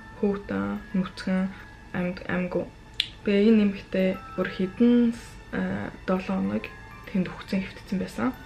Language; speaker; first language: Mongolian; early bilingual, heritage; Mongolian